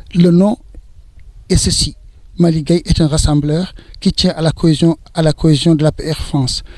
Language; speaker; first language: French; non-native, local second language; Wolof